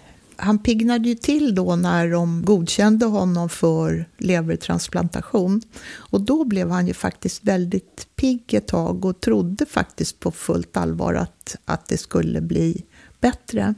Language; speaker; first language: Swedish; native; Swedish